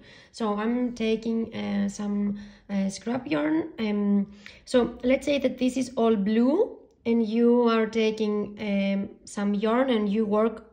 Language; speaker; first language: English; non-native, fluent; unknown